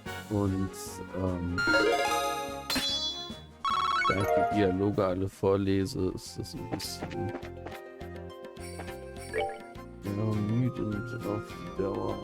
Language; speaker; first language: German; native; German